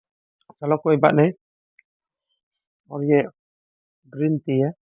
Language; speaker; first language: Hindi; non-native, local second language; Manipuri